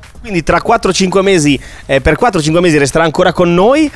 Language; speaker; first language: Italian; native; Italian